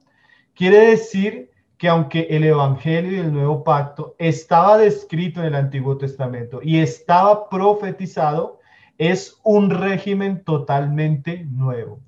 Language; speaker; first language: Spanish; native; Spanish